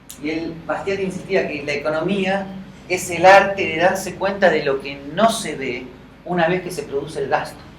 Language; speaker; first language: Spanish; native; Spanish